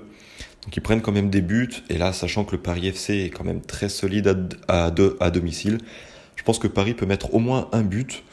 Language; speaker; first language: French; native; French